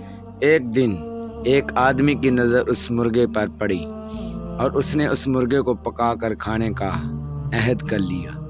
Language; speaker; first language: Urdu; native; Urdu